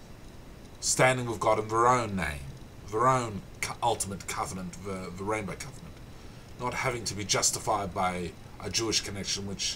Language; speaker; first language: English; native; English